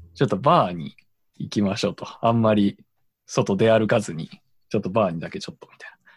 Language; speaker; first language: Japanese; native; Japanese